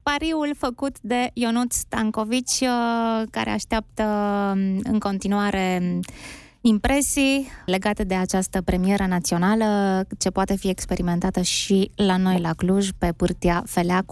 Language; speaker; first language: Romanian; native; Romanian